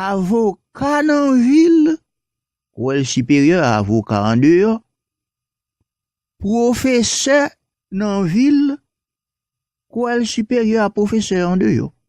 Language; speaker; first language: French; non-native, local second language; Haitian Creole